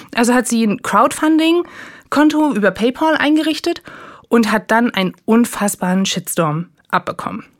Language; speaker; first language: German; native; German